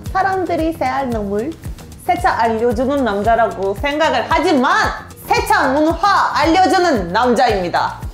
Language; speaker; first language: Korean; non-native, fluent; Turkish